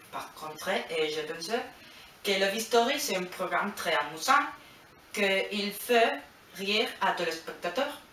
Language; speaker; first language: French; non-native, learner; Spanish